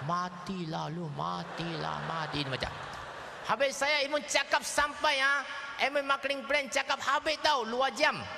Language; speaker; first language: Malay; non-native, local second language; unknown